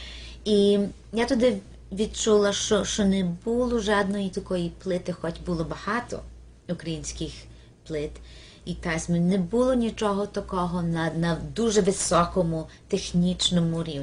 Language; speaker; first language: Ukrainian; early bilingual, heritage; Ukrainian